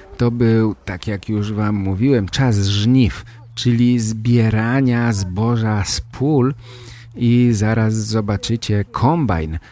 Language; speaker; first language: Polish; native; Polish